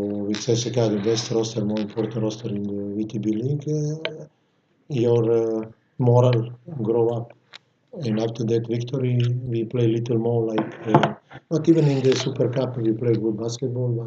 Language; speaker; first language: English; non-native, fluent; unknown